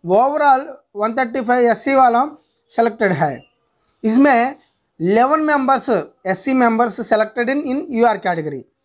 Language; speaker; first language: Hindi; non-native, local second language; Telugu